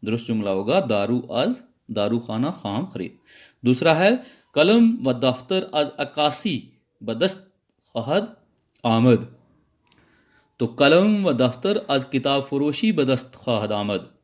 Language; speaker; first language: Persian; non-native, fluent; Urdu